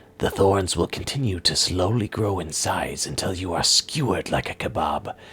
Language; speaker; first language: English; native; English